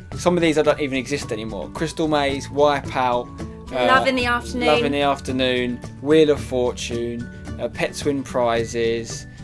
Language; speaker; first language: English; native; English